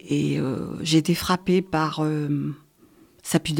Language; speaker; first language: French; native; French